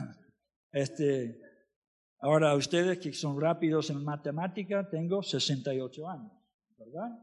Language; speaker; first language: Spanish; non-native, fluent; English